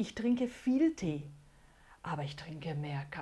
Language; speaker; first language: German; non-native, fluent; Portuguese